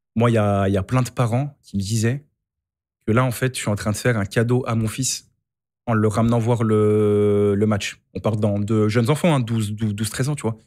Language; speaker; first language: French; native; French